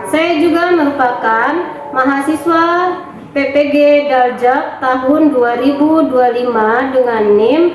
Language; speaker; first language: Indonesian; native; Indonesian